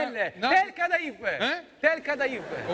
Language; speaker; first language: Turkish; non-native, fluent; Italian